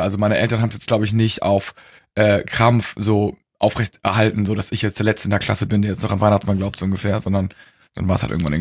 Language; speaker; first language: German; native; German